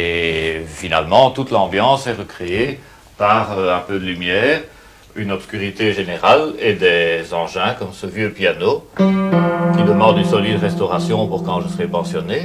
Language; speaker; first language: French; native; French